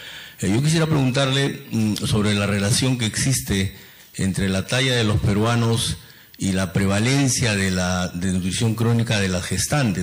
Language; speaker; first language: Spanish; native; Spanish